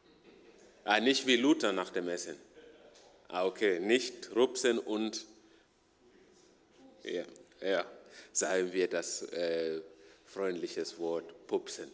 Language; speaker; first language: German; non-native, fluent; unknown